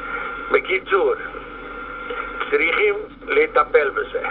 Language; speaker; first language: Hebrew; non-native, fluent; Yiddish